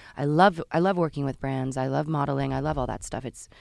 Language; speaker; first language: English; native; English